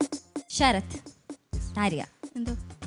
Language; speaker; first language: Malayalam; native; Malayalam